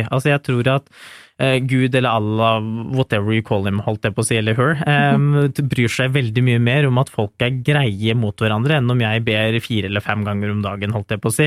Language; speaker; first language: Norwegian; early bilingual, other home language; Urdu